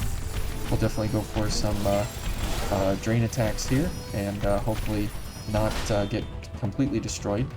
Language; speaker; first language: English; native; English